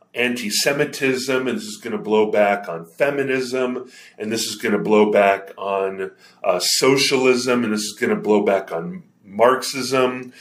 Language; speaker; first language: English; native; English